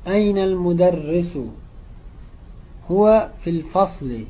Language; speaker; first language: Arabic; non-native, fluent; Uzbek